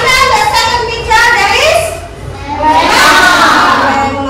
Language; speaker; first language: English; non-native, learner; Indonesian